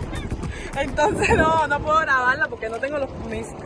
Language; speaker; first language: Spanish; native; Spanish